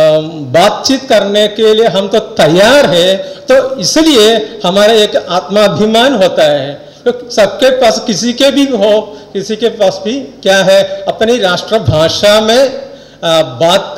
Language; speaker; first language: Hindi; non-native, local second language; Malayalam